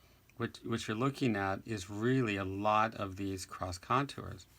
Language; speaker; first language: English; native; English